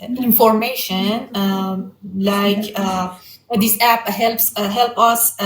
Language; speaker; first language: English; non-native, learner; Persian